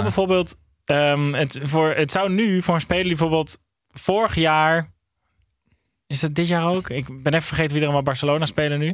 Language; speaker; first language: Dutch; native; Dutch